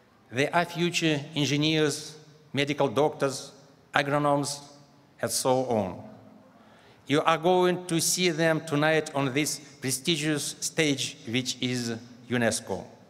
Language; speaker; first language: English; non-native, fluent; Russian